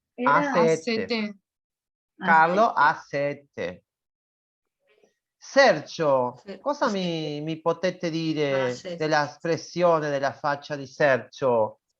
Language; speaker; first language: Italian; non-native, fluent; Spanish